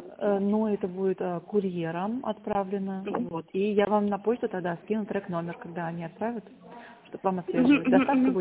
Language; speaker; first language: Russian; native; Russian